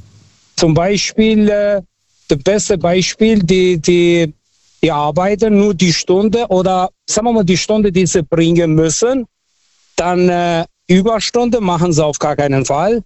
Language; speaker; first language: German; non-native, fluent; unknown